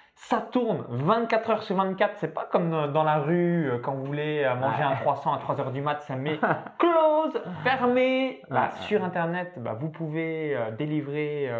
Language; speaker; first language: French; native; French